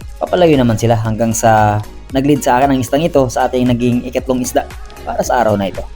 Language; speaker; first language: Filipino; non-native, local second language; Cebuano